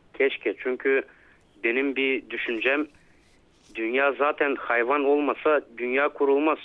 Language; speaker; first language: Turkish; native; Turkish